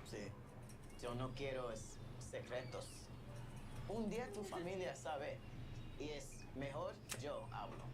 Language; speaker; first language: Spanish; non-native, learner; English